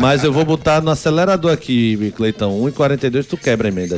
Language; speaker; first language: Portuguese; native; Portuguese